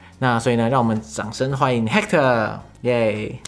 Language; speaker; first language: Chinese; native; Chinese